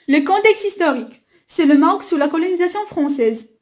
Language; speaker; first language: French; non-native, local second language; Arabic